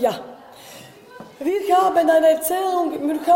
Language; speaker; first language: German; non-native, learner; Latvian